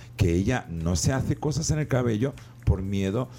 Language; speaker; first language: Spanish; native; Spanish